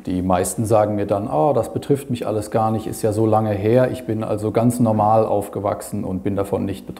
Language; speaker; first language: German; native; German